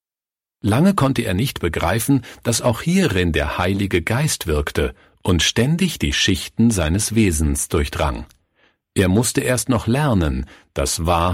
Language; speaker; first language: German; native; German